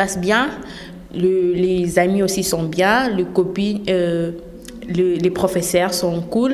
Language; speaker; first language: French; non-native, local second language; Lingala